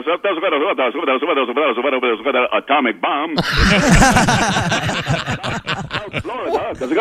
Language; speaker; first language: English; native; English